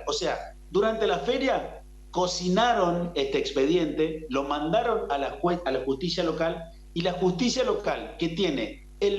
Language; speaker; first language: Spanish; native; Spanish